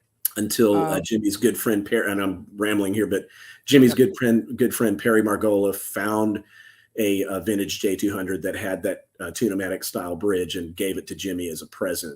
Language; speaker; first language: English; native; English